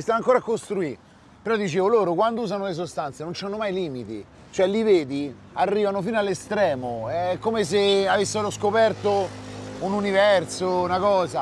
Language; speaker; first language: Italian; native; Italian